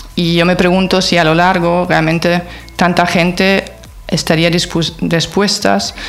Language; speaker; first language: Spanish; non-native, fluent; German